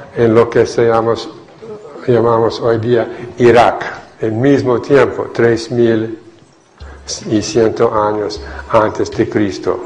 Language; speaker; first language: Spanish; non-native, fluent; English